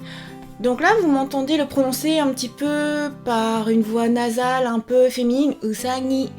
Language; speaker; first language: French; native; French